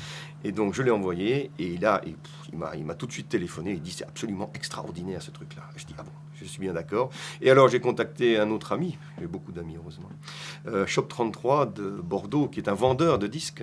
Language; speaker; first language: French; native; French